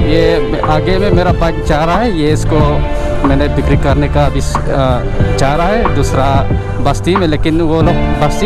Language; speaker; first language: Hindi; non-native, local second language; Mizo